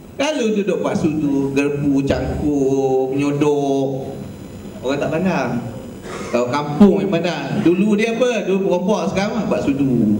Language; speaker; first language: Malay; native; Malay